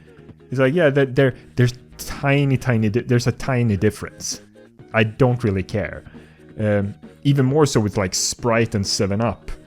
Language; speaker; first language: English; non-native, fluent; Swedish